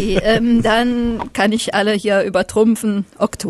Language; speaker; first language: German; native; German